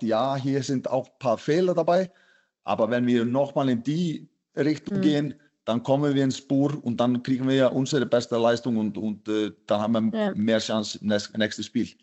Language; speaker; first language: German; non-native, fluent; Icelandic